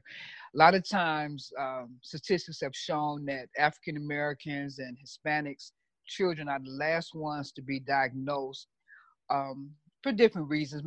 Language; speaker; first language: English; native; English